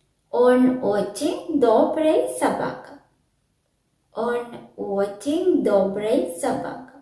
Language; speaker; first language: Russian; non-native, learner; Sinhala